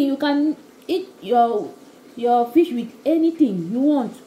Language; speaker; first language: English; non-native, learner; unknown